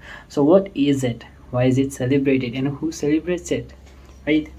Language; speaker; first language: English; non-native, local second language; Nepali